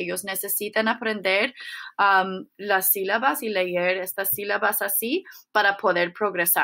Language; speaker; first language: Spanish; non-native, fluent; English